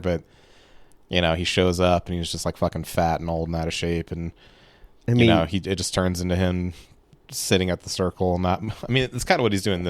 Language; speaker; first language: English; native; English